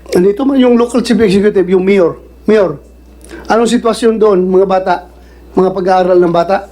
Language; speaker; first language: Filipino; non-native, local second language; Cebuano